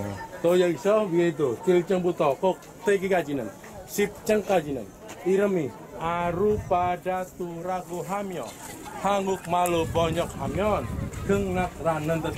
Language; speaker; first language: Korean; non-native, learner; Indonesian